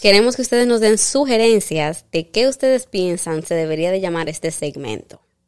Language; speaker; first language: Spanish; early bilingual, heritage; Spanish